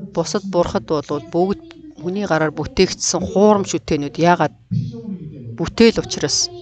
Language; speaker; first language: Mongolian; non-native, fluent; Korean